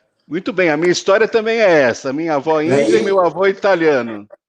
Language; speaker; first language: Portuguese; native; Portuguese